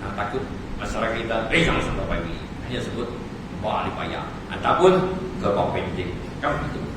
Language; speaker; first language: Malay; non-native, local second language; Chinese